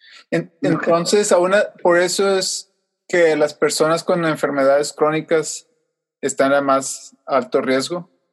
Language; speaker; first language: Spanish; native; Spanish